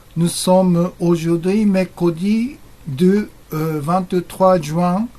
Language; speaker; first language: French; non-native, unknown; Japanese